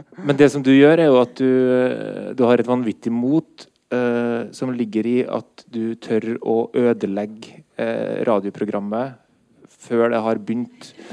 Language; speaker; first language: Norwegian; native; Norwegian